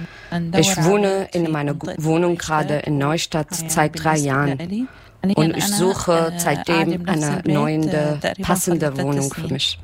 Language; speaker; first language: German; non-native, learner; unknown